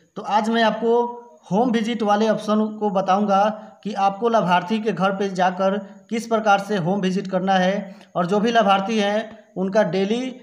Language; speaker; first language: Hindi; native; Hindi